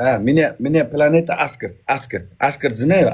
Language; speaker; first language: Russian; non-native, learner; Uzbek